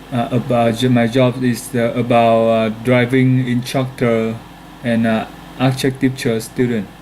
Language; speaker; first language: English; non-native, learner; Vietnamese